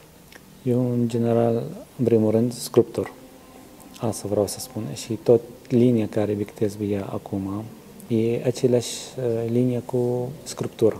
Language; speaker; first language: Romanian; non-native, learner; Arabic